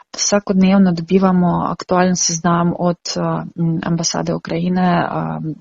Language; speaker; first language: Slovenian; non-native, fluent; Ukrainian